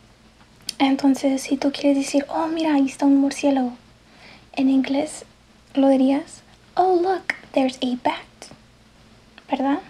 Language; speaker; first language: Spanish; early bilingual, heritage; English